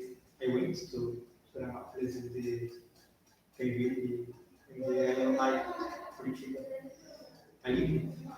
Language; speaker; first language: English; non-native, learner; Portuguese